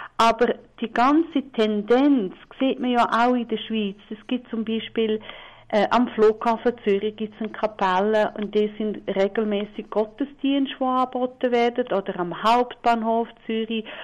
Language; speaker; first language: German; non-native, local second language; Romansh